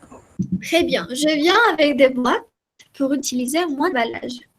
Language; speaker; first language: French; non-native, fluent; Spanish